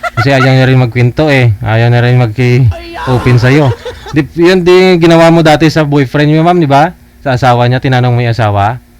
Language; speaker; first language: Filipino; native; Filipino